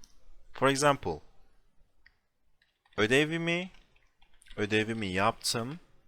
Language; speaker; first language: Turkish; non-native, fluent; English